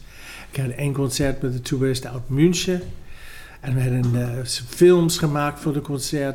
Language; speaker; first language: Dutch; non-native, fluent; English